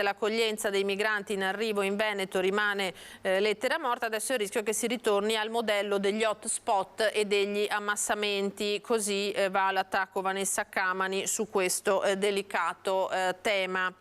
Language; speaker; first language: Italian; native; Italian